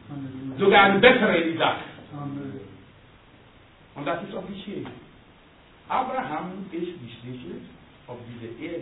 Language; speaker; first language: German; non-native, learner; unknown